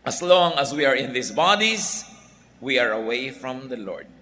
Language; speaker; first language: English; non-native, local second language; Filipino